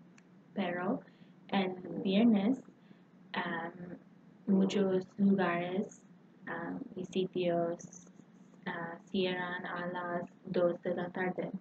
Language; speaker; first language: Spanish; non-native, learner; English